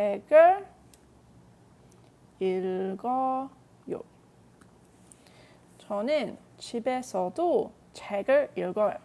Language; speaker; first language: Korean; non-native, fluent; English